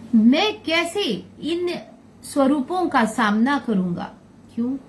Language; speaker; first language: Hindi; non-native, local second language; Bangla